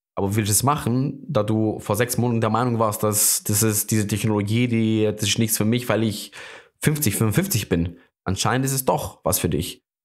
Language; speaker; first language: German; non-native, fluent; Greek